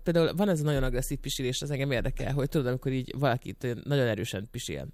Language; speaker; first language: Hungarian; native; Hungarian